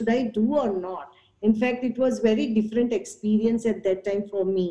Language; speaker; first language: English; non-native, local second language; Gujarati